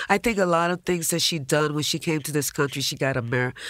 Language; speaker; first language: English; early bilingual, other home language; Spanish